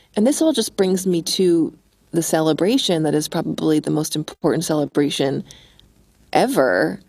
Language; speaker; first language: English; native; English